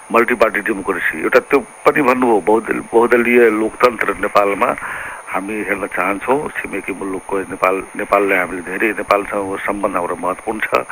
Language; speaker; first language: Nepali; non-native, local second language; Maithili